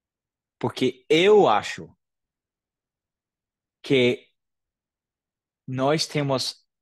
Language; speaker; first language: Portuguese; non-native, fluent; English